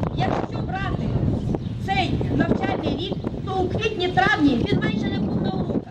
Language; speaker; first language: Ukrainian; native; Ukrainian